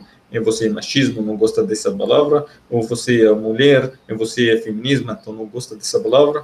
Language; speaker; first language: Portuguese; non-native, fluent; Arabic